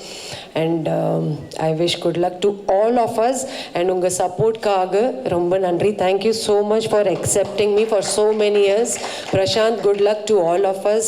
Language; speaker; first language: Tamil; non-native, fluent; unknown